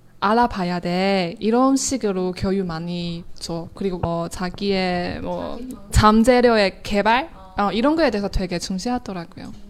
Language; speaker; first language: Korean; non-native, fluent; Chinese